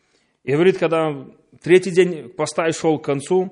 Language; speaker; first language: Polish; non-native, learner; Russian